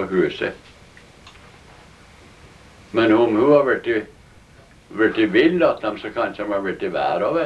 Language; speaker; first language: Norwegian; early bilingual, heritage; Norwegian